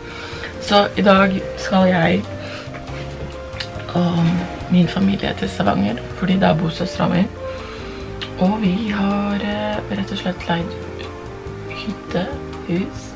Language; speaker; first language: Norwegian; early bilingual, other home language; Portuguese